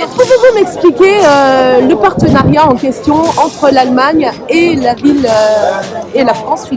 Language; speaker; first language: French; native; French